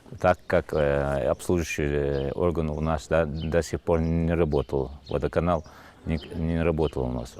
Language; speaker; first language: Russian; non-native, local second language; Ingush